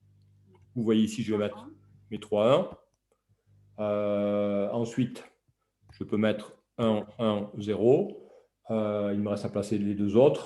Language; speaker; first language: French; native; French